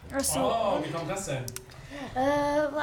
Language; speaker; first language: German; native; German